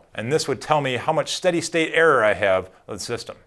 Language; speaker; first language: English; native; English